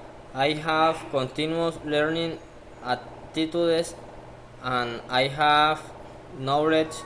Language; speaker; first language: English; non-native, learner; Spanish